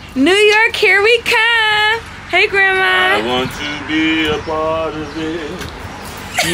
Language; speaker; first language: English; native; English